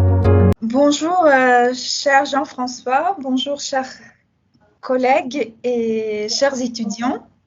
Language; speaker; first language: French; non-native, fluent; Russian